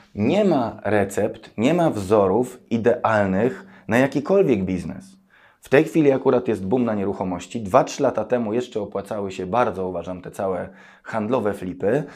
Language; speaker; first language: Polish; native; Polish